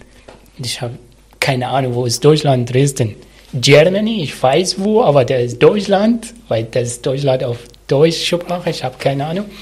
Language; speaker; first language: German; non-native, learner; Arabic